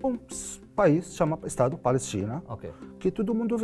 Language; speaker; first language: Portuguese; non-native, learner; Arabic